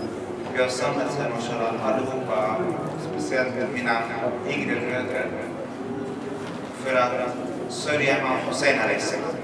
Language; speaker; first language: Swedish; early bilingual, other home language; Arabic